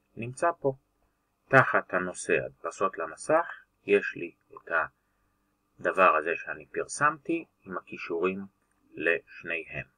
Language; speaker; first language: Hebrew; native; Hebrew